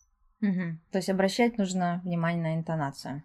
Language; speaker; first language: Russian; native; Russian